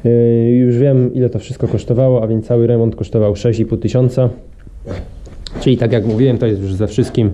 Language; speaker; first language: Polish; native; Polish